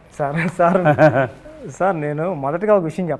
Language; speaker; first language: Telugu; native; Telugu